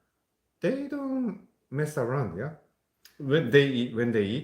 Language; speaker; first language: English; non-native, fluent; Japanese